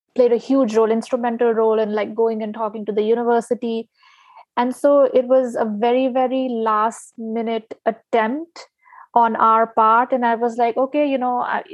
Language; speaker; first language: English; non-native, local second language; Hindi